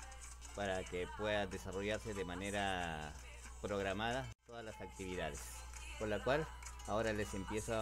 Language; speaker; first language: Spanish; native; Spanish